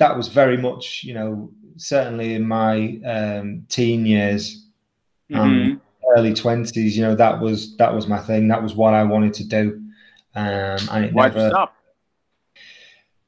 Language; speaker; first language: English; native; English